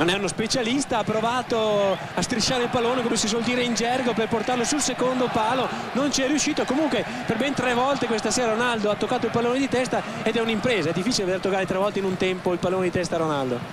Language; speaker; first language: Italian; native; Italian